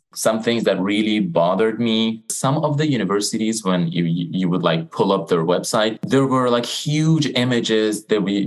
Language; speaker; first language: English; non-native, fluent; Persian